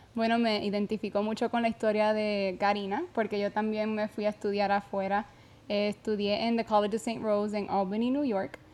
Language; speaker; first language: Spanish; native; Spanish